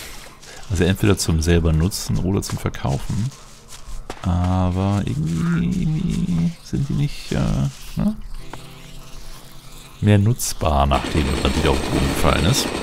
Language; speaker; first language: German; native; German